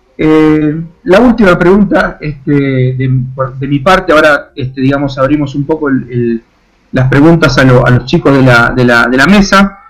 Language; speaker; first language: Spanish; native; Spanish